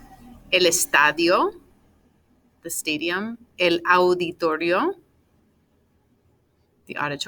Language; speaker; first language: Spanish; non-native, fluent; English